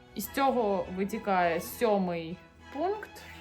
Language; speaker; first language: Ukrainian; non-native, local second language; Russian